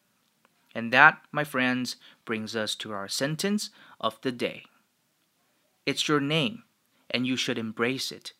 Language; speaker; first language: English; non-native, fluent; Chinese